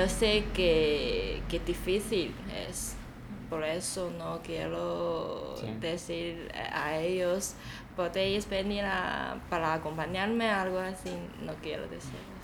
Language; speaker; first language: Spanish; non-native, learner; Chinese